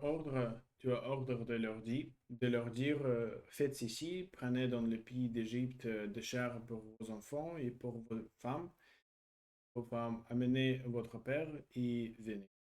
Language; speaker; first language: French; non-native, learner; Russian